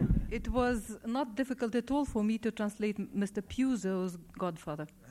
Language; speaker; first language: English; non-native, fluent; Russian